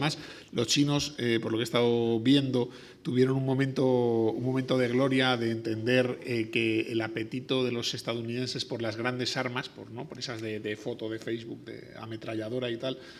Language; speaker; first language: Spanish; native; Spanish